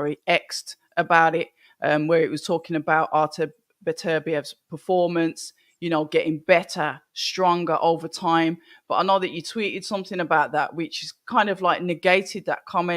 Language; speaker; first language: English; native; English